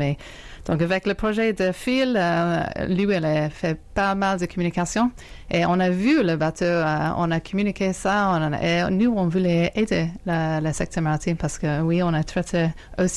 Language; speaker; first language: French; non-native, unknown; English